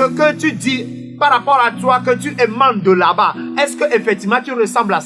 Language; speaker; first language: French; non-native, local second language; Ewe